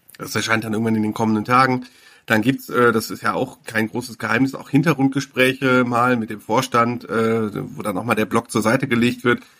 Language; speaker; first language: German; native; German